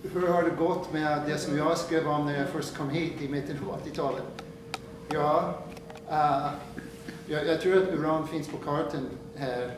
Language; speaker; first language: Swedish; non-native, fluent; English